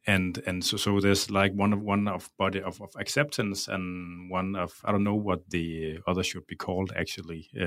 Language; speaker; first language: English; non-native, fluent; Danish